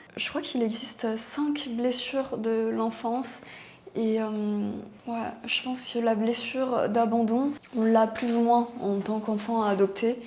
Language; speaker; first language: French; native; French